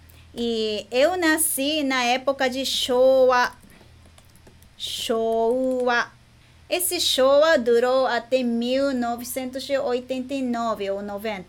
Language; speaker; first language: Portuguese; non-native, fluent; Japanese